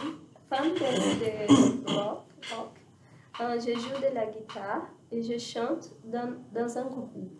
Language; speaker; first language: French; non-native, learner; Portuguese